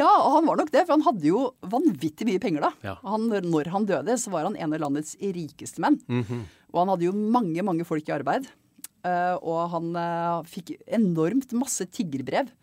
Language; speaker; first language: Norwegian; native; Norwegian